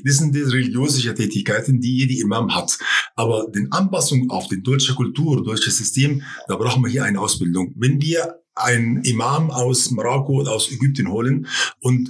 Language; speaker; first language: German; non-native, fluent; Arabic